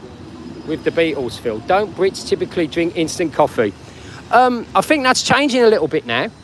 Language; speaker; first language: English; native; English